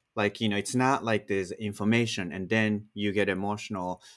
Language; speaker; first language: English; non-native, fluent; Japanese